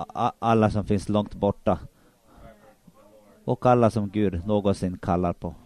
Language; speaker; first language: Swedish; non-native, local second language; Finnish